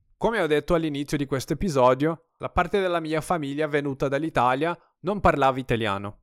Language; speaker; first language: Italian; non-native, fluent; Portuguese